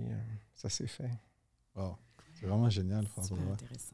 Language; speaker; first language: French; native; French